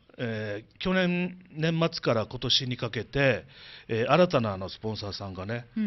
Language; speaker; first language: Japanese; native; Japanese